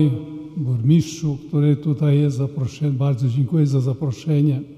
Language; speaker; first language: Polish; early bilingual, heritage; Polish